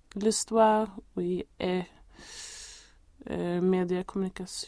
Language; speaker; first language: French; non-native, learner; Swedish